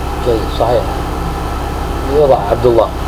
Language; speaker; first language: Arabic; native; Arabic